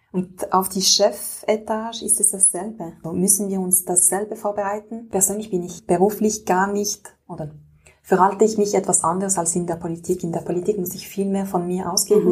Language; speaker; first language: German; native; German